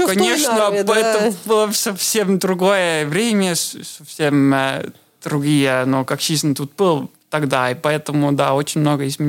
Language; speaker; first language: Russian; non-native, learner; Estonian